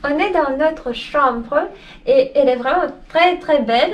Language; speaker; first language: French; non-native, fluent; Russian